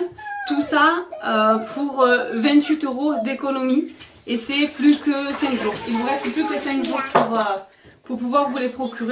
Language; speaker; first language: French; native; French